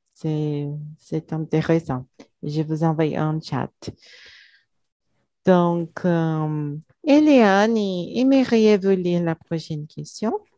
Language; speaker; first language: French; non-native, learner; Portuguese